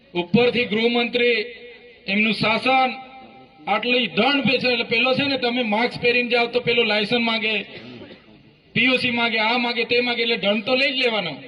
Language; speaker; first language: Gujarati; non-native, local second language; Vasavi